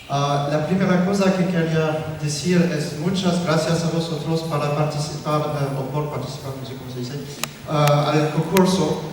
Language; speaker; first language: Spanish; non-native, learner; French